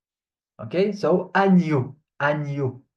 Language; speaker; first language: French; non-native, fluent; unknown